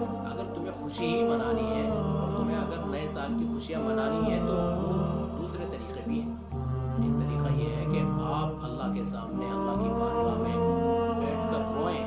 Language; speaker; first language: Urdu; native; Urdu